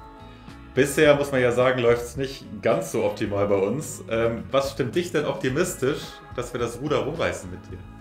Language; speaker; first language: German; native; German